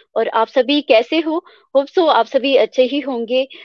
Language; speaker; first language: Hindi; native; Hindi